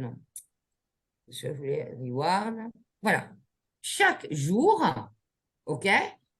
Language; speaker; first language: French; native; French